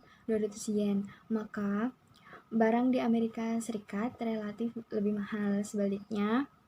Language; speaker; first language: Indonesian; native; Indonesian